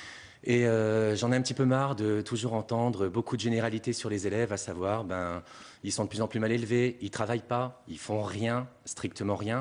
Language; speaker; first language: French; native; French